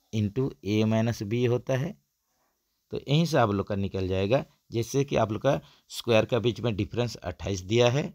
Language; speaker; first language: Hindi; native; Hindi